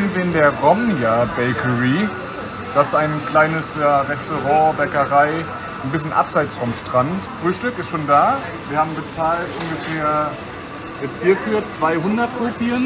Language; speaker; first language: German; native; German